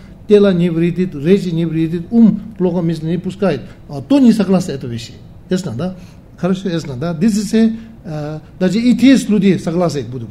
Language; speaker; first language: Russian; non-native, learner; Tibetan